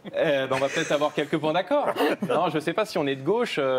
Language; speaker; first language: French; native; French